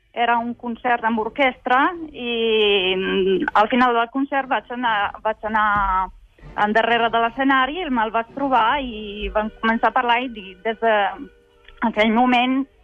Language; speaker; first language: Catalan; non-native, fluent; Italian